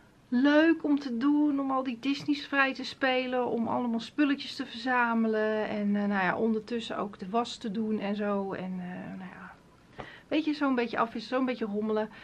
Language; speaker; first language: Dutch; native; Dutch